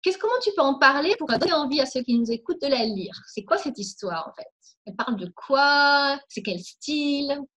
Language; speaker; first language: French; native; French